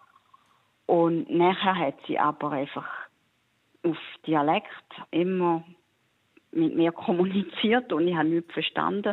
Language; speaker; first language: German; native; German